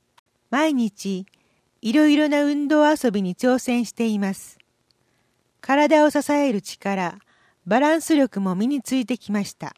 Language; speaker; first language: Japanese; native; Japanese